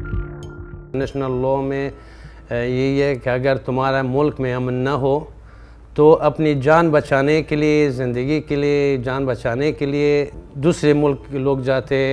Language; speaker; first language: Hindi; non-native, fluent; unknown